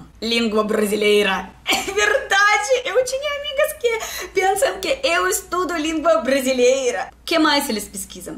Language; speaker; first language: Portuguese; non-native, learner; Russian